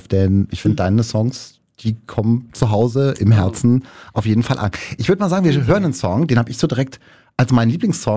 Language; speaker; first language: German; native; German